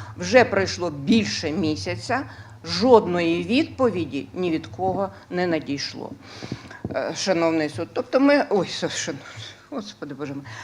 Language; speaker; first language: Ukrainian; non-native, local second language; Russian